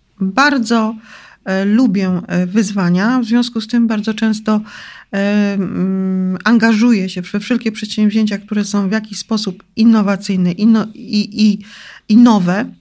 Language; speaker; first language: Polish; native; Polish